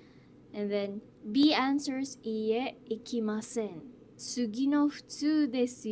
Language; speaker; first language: Japanese; non-native, fluent; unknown